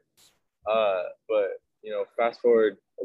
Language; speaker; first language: English; native; English